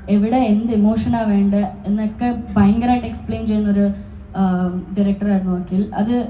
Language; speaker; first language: Malayalam; non-native, local second language; Tamil